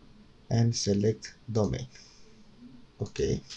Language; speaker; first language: English; non-native, fluent; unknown